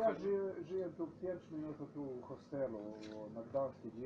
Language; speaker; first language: Polish; non-native, learner; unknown